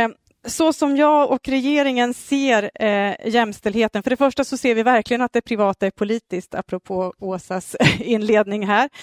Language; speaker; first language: Swedish; native; Swedish